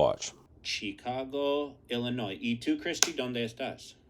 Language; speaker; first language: Spanish; non-native, fluent; English